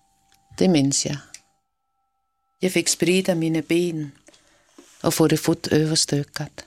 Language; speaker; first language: Swedish; non-native, fluent; Kalaallisut